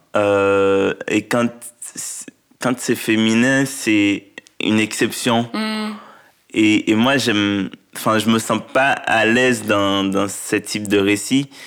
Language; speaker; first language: French; non-native, local second language; Haitian Creole